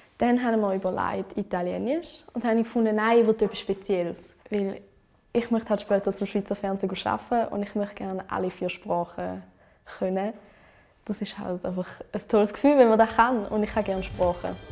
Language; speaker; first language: German; native; German